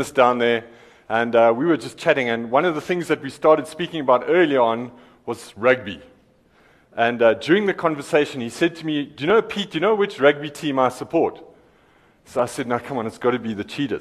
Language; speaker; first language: English; native; English